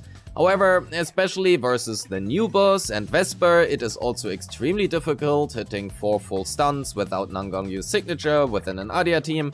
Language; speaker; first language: English; non-native, fluent; German